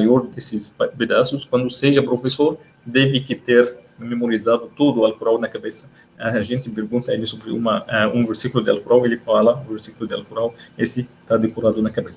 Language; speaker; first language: Portuguese; non-native, learner; Arabic